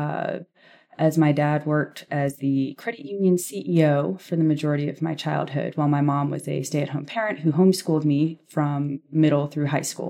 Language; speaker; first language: English; native; English